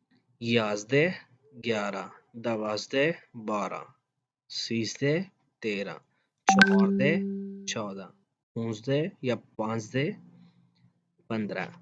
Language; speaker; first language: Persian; non-native, fluent; Urdu